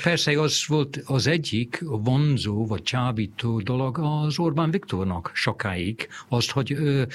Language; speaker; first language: Hungarian; non-native, fluent; English